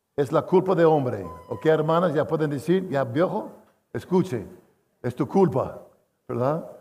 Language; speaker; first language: Spanish; non-native, fluent; English